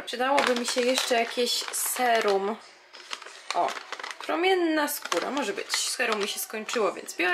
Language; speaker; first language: Polish; native; Polish